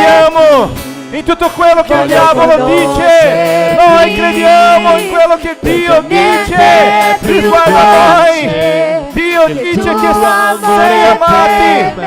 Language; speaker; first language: Italian; non-native, learner; Portuguese